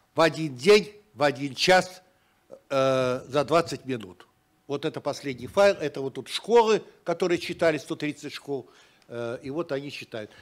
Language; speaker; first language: Russian; native; Russian